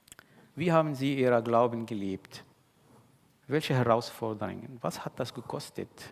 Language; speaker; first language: German; non-native, fluent; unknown